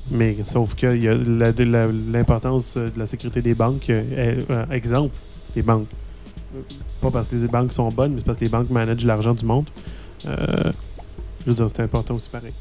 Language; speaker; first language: French; native; French